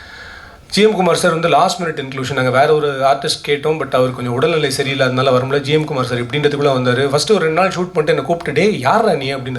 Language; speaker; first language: Tamil; native; Tamil